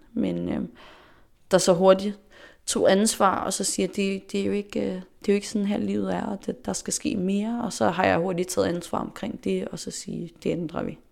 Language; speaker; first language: Danish; non-native, local second language; Faroese